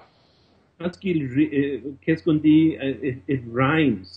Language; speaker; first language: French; non-native, fluent; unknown